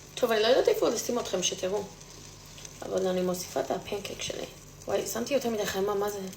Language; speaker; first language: Hebrew; early bilingual, other home language; English